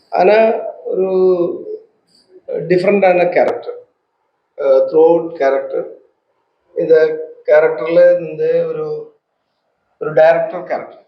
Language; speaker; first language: Tamil; non-native, learner; Malayalam